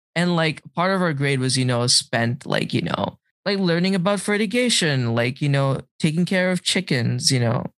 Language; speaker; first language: English; non-native, local second language; Malay